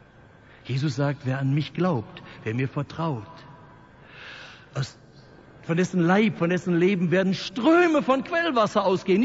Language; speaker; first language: German; native; German